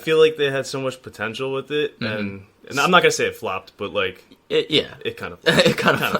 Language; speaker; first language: English; native; English